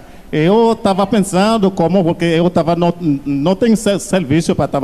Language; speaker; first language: Portuguese; non-native, learner; Haitian Creole